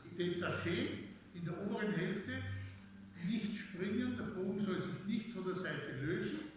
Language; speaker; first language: German; native; German